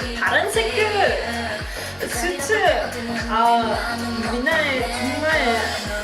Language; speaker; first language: Korean; non-native, learner; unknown